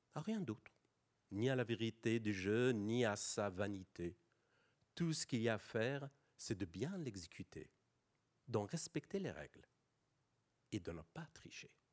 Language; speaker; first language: French; non-native, fluent; Persian